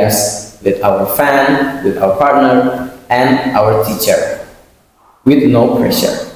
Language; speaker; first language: English; non-native, learner; Indonesian